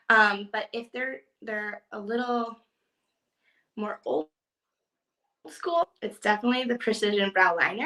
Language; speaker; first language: English; native; English